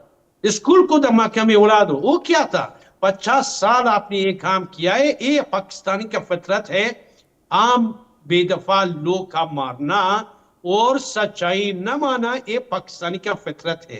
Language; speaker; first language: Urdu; non-native, learner; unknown